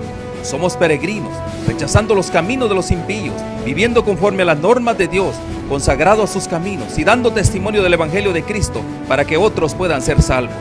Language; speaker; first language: Spanish; native; Spanish